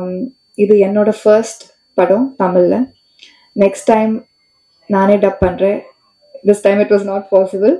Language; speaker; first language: Tamil; non-native, learner; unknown